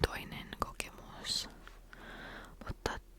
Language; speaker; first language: Finnish; non-native, learner; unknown